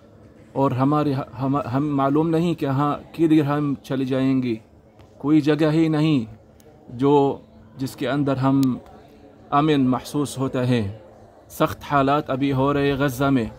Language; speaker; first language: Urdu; non-native, learner; Arabic